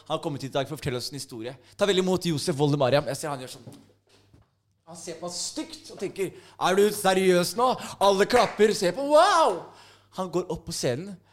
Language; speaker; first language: Norwegian; native; Norwegian